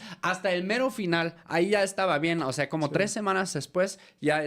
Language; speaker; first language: Spanish; native; Spanish